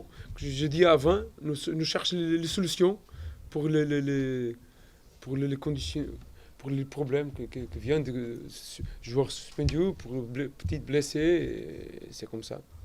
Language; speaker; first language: French; non-native, learner; Portuguese